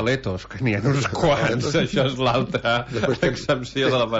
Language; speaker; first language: Catalan; native; Catalan